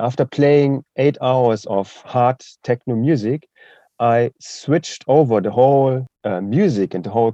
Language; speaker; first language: English; non-native, fluent; German